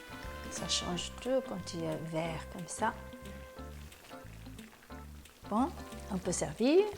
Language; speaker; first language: French; non-native, fluent; Japanese